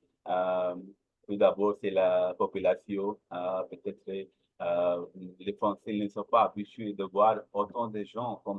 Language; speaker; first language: French; non-native, learner; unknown